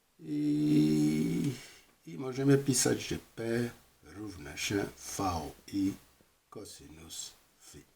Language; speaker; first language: Polish; non-native, learner; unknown